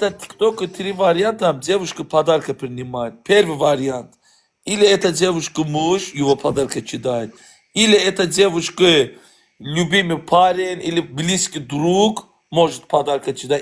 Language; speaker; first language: Russian; non-native, learner; Azerbaijani